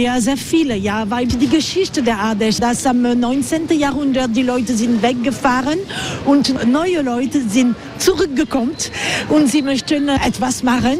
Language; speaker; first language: German; non-native, learner; French